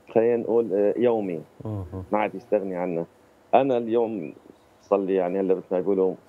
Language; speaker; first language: Arabic; native; Arabic